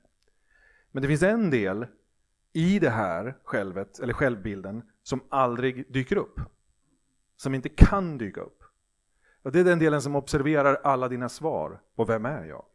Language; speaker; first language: Swedish; native; Swedish